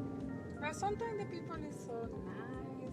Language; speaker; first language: English; non-native, learner; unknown